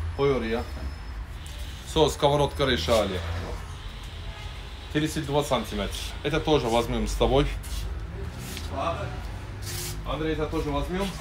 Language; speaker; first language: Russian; non-native, learner; Turkish